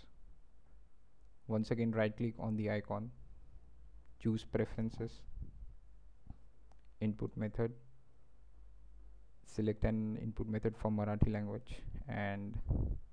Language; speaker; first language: English; non-native, local second language; Marathi